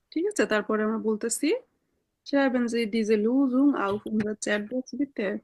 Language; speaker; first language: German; non-native, fluent; Bangla